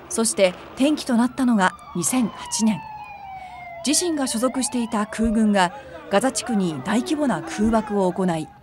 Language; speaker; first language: Japanese; native; Japanese